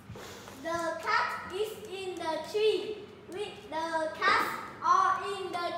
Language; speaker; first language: English; non-native, learner; Vietnamese